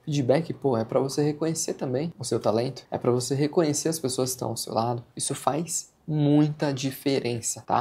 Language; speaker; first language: Portuguese; native; Portuguese